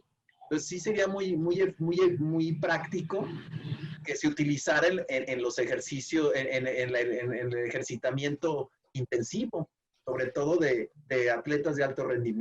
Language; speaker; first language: Spanish; native; Spanish